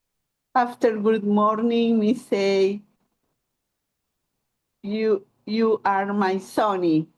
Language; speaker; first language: English; non-native, learner; Spanish